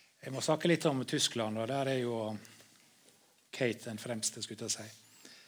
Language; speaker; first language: Norwegian; native; Norwegian